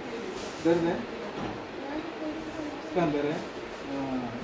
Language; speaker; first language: Hindi; non-native, local second language; Malayalam